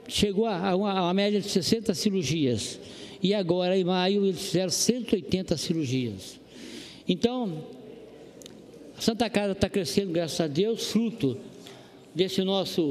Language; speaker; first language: Portuguese; native; Portuguese